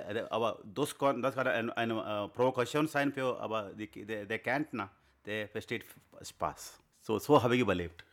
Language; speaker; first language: German; non-native, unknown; Kannada